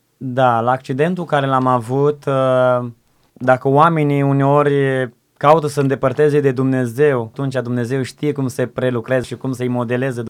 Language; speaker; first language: Romanian; native; Romanian